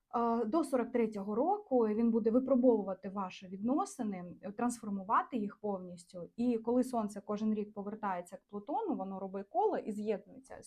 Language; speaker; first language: Ukrainian; non-native, local second language; Russian